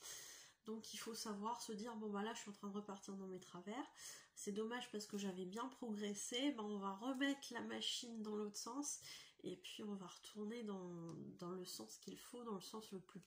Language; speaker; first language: French; native; French